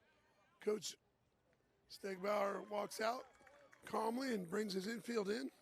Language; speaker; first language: English; native; English